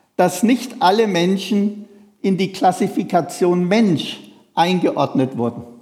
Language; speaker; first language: German; native; German